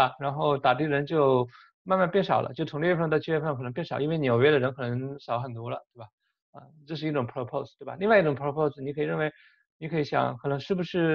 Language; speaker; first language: Chinese; native; Chinese